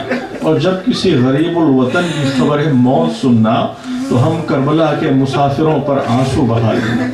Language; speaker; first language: Urdu; native; Urdu